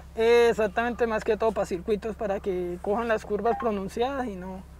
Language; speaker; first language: Spanish; native; Spanish